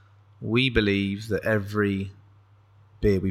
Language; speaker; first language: English; native; English